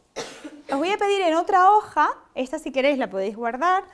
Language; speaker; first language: Spanish; native; Spanish